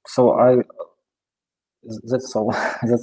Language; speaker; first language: English; non-native, learner; Russian